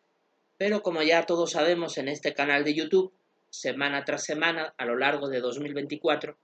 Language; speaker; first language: Spanish; native; Spanish